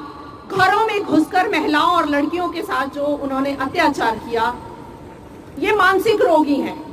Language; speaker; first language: Hindi; native; Hindi